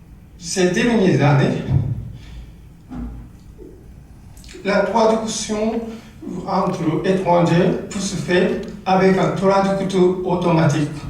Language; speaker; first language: French; non-native, learner; Japanese